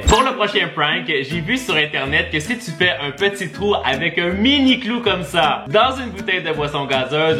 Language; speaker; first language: French; native; French